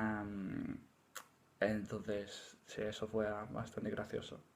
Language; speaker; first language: Spanish; non-native, fluent; English